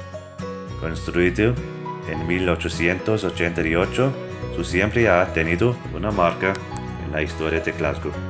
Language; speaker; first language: Spanish; non-native, fluent; English